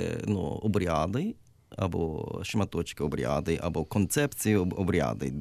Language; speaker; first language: Ukrainian; non-native, learner; Japanese